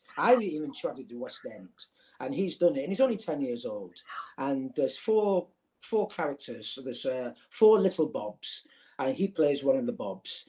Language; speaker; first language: English; native; English